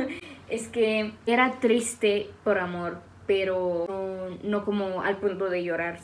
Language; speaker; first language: Spanish; non-native, fluent; French